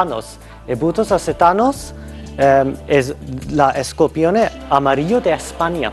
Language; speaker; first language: Spanish; non-native, learner; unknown